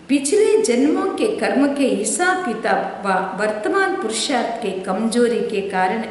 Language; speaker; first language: Hindi; non-native, local second language; Telugu